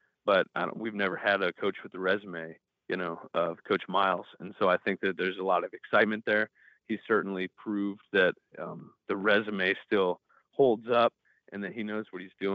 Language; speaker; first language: English; native; English